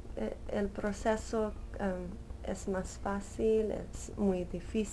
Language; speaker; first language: Spanish; early bilingual, heritage; Spanish